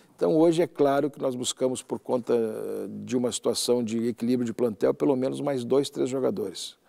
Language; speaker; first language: Portuguese; native; Portuguese